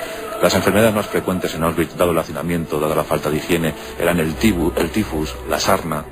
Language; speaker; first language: Spanish; native; Spanish